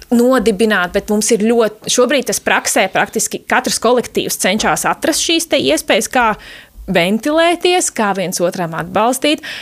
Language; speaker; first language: Latvian; native; Latvian